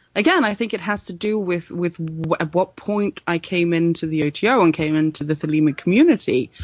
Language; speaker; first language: English; non-native, fluent; Swedish